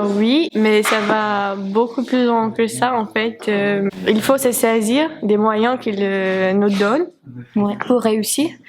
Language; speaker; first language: French; non-native, fluent; Persian